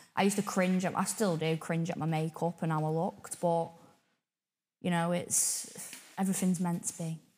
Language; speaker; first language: English; native; English